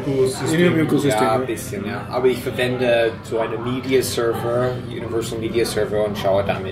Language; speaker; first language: German; non-native, fluent; English